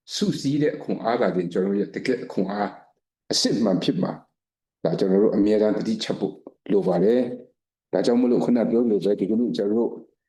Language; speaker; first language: Burmese; non-native, local second language; Kachin